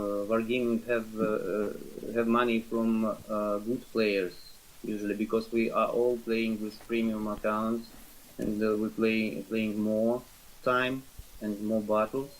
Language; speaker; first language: English; non-native, learner; Russian